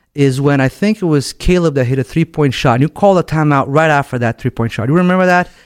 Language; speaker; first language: English; non-native, fluent; Portuguese